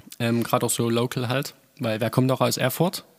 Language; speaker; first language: German; native; German